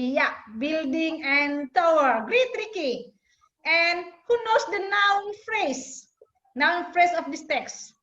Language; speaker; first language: English; non-native, fluent; Indonesian